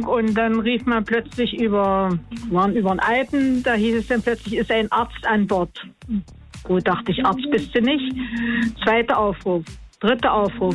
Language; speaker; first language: German; native; German